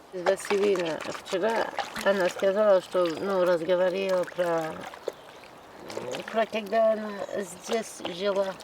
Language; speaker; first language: Russian; non-native, fluent; French